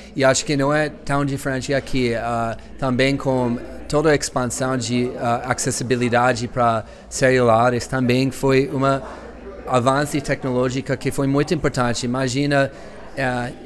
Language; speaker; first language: Portuguese; non-native, fluent; English